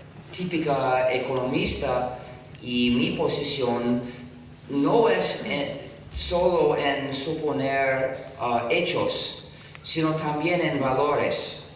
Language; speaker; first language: Spanish; non-native, fluent; English